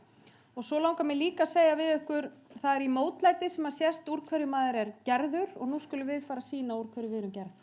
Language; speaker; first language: Icelandic; native; Icelandic